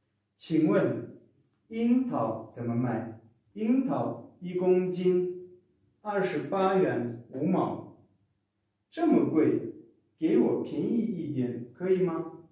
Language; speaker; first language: Chinese; non-native, fluent; Kazakh